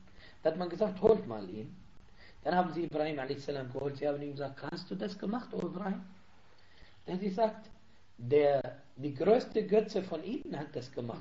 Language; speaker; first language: German; non-native, fluent; Arabic